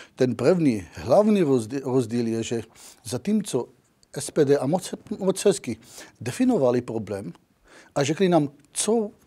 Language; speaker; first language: Czech; non-native, learner; Hebrew